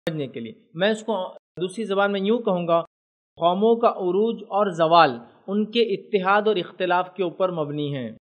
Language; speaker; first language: Urdu; native; Urdu